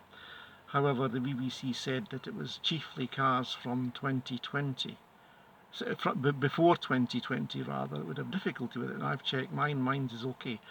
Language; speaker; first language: English; native; English